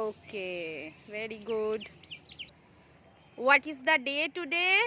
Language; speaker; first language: English; non-native, local second language; Bangla